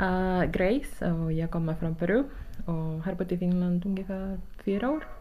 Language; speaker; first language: Swedish; non-native, fluent; Spanish